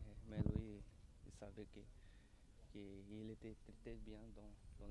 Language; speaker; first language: French; non-native, learner; Portuguese